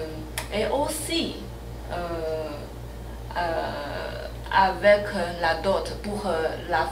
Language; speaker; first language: French; non-native, learner; Chinese